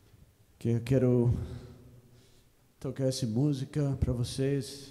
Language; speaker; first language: Portuguese; non-native, learner; English